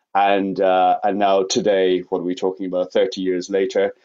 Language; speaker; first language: English; native; English